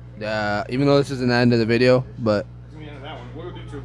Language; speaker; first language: English; native; English